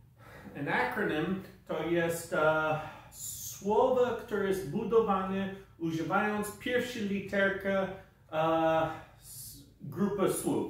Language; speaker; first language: Polish; non-native, fluent; English